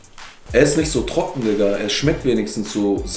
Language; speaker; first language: German; native; German